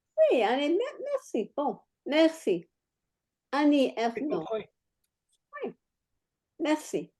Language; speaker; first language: French; non-native, learner; English